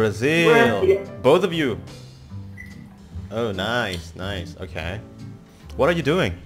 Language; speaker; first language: English; non-native, fluent; Indonesian